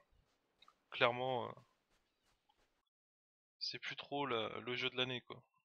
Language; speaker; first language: French; native; French